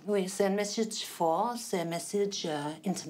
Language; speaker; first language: French; non-native, learner; English